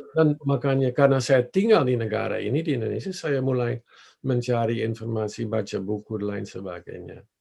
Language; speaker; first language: Indonesian; non-native, fluent; Dutch